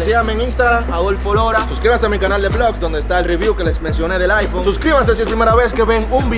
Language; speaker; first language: Spanish; native; Spanish